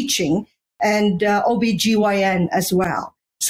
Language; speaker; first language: English; non-native, local second language; Hiligaynon